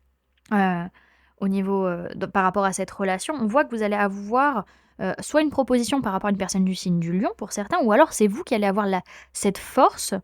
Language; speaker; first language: French; native; French